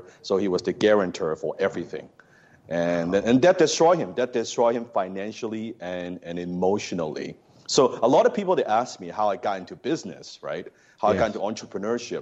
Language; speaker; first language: English; non-native, local second language; Cantonese